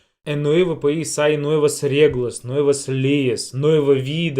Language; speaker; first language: Spanish; non-native, fluent; Russian